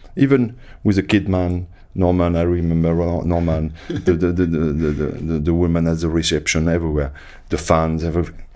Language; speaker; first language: English; non-native, fluent; French